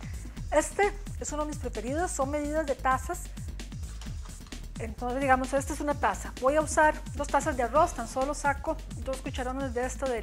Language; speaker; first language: Spanish; native; Spanish